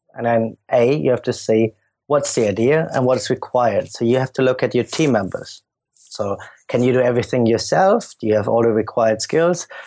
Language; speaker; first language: English; non-native, fluent; German